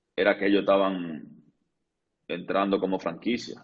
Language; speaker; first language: Spanish; native; Spanish